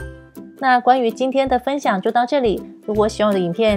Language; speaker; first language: Chinese; native; Chinese